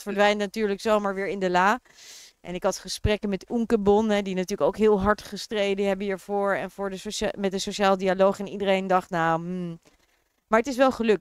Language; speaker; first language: Dutch; native; Dutch